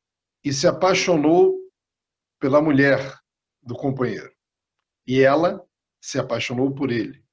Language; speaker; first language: Portuguese; non-native, fluent; Spanish